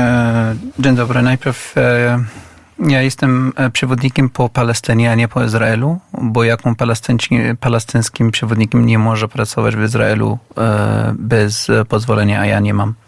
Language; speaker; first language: Polish; non-native, fluent; Arabic